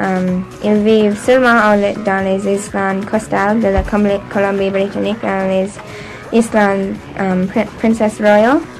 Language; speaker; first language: French; non-native, local second language; English